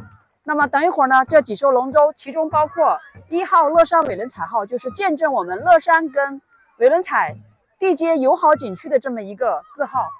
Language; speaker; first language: Chinese; native; Chinese